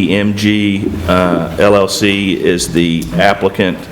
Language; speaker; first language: English; native; English